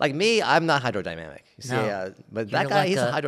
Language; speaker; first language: English; native; English